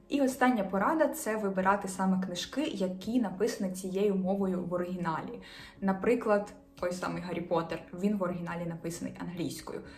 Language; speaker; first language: Ukrainian; native; Ukrainian